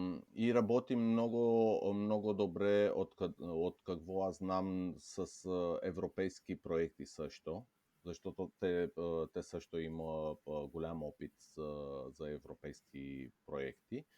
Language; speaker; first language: Bulgarian; non-native, fluent; Romanian